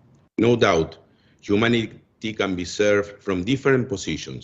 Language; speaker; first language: English; non-native, fluent; Bangla